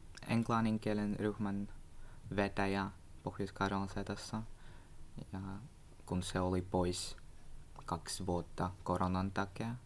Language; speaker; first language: Finnish; non-native, learner; Russian